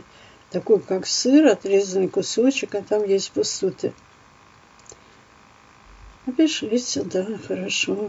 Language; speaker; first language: Russian; native; Russian